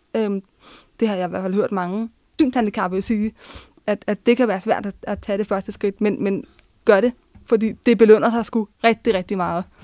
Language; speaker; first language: Danish; early bilingual, other home language; Turkish